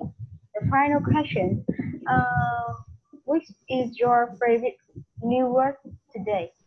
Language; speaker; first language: English; non-native, learner; Vietnamese